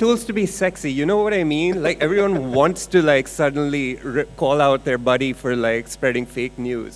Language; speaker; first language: English; non-native, local second language; Urdu